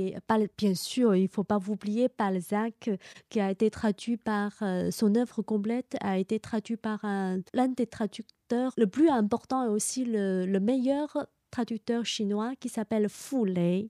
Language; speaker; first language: French; non-native, fluent; Chinese